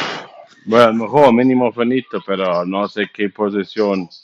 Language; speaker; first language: Spanish; non-native, learner; English